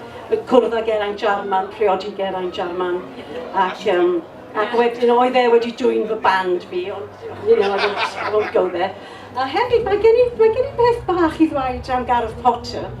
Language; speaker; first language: Welsh; non-native, local second language; English